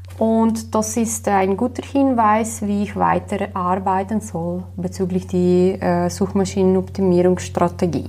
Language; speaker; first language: German; non-native, fluent; Slovenian